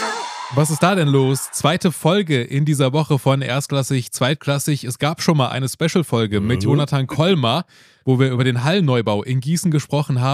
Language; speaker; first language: German; native; German